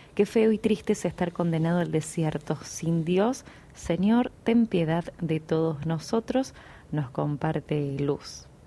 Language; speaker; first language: Spanish; native; Spanish